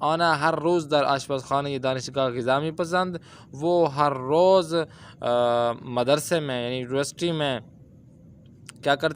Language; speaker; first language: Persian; non-native, fluent; Urdu